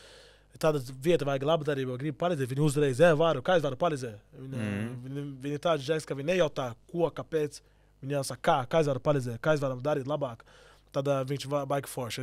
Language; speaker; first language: Latvian; non-native, learner; Portuguese